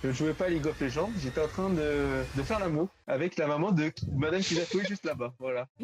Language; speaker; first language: French; native; French